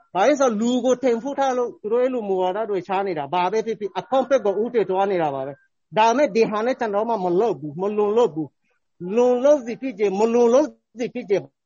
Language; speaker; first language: Burmese; non-native, local second language; Rohingya